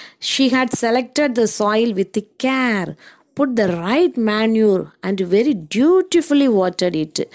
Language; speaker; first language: English; non-native, local second language; Tamil